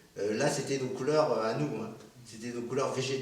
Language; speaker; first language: French; early bilingual, other home language; Korean